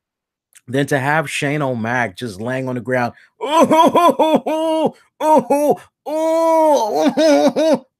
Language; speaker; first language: English; native; English